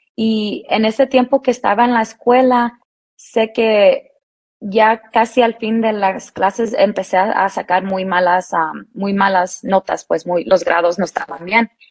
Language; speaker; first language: Spanish; early bilingual, heritage; Spanish